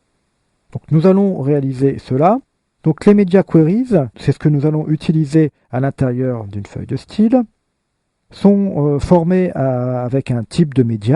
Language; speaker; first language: French; native; French